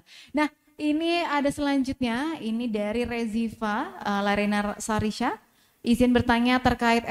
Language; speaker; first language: Indonesian; native; Indonesian